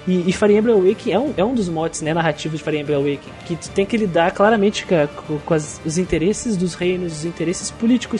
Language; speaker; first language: Portuguese; native; Portuguese